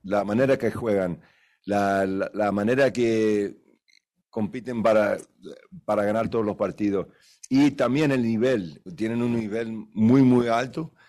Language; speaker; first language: Spanish; early bilingual, other home language; English